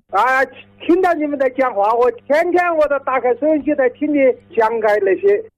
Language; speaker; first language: Chinese; native; Chinese